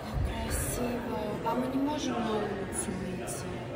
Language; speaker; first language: Russian; early bilingual, heritage; Russian